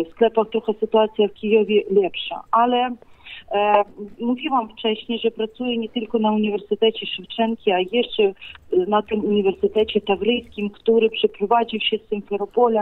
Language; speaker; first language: Polish; non-native, fluent; Ukrainian